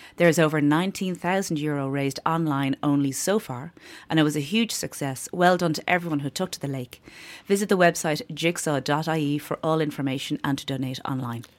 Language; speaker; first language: English; native; English